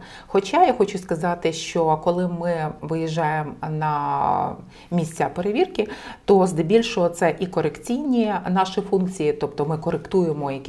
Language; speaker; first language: Ukrainian; native; Ukrainian